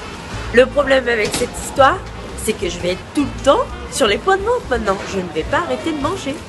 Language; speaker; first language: French; native; French